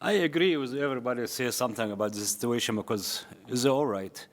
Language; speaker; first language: English; non-native, learner; Arabic